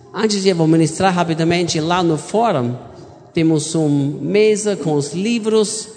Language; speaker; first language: Portuguese; non-native, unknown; German